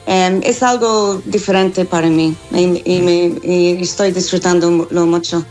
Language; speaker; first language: Spanish; non-native, fluent; English